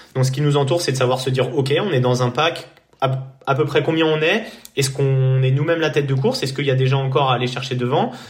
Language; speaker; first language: French; native; French